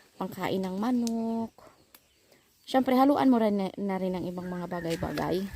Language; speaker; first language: Filipino; non-native, local second language; Cebuano